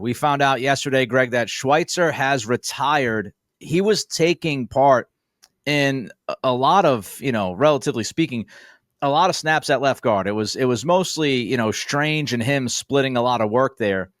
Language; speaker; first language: English; native; English